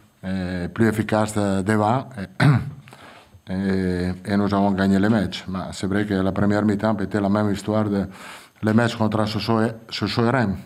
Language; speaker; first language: French; non-native, fluent; Italian